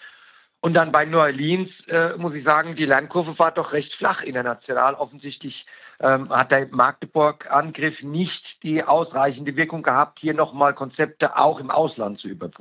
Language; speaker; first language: German; native; German